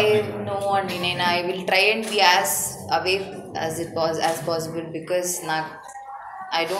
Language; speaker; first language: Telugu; non-native, learner; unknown